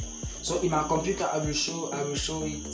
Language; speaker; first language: English; non-native, fluent; French